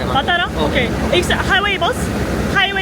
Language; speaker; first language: English; non-native, learner; Korean